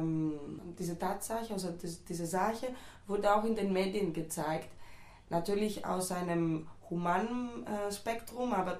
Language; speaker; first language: German; non-native, fluent; Greek